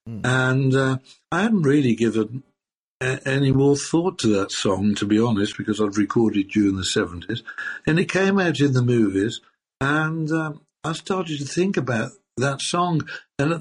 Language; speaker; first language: English; native; English